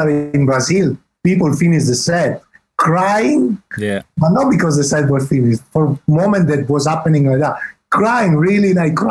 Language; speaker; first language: English; non-native, fluent; Italian